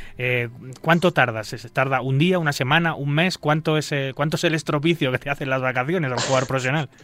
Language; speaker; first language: Spanish; native; Spanish